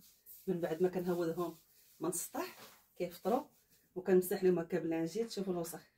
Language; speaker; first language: Arabic; native; Arabic